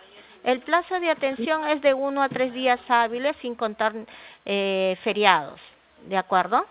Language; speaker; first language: Spanish; native; Spanish